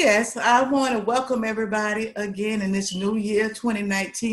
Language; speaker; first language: English; native; English